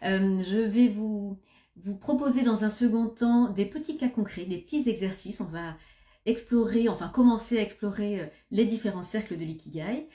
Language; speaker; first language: French; native; French